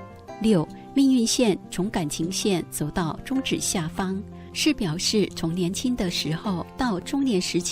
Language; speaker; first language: Chinese; native; Chinese